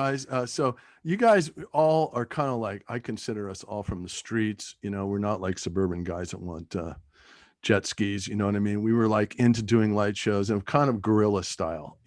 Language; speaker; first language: English; native; English